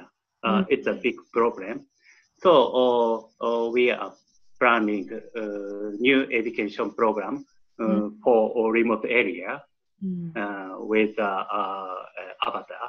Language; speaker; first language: English; non-native, learner; Japanese